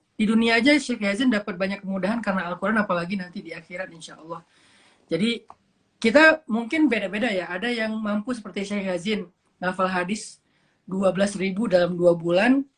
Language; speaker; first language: Indonesian; native; Indonesian